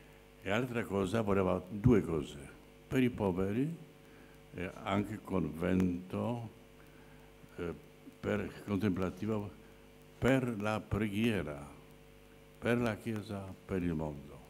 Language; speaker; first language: Italian; non-native, fluent; Polish